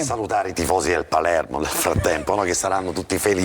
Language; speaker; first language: Italian; native; Italian